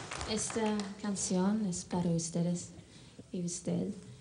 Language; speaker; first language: Spanish; non-native, learner; English